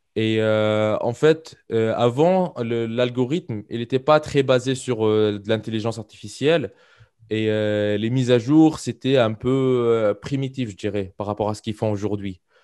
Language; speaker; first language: French; non-native, local second language; Arabic